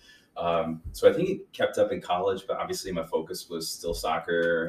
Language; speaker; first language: English; native; English